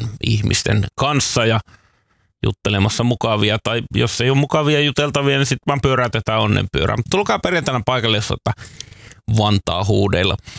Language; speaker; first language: Finnish; native; Finnish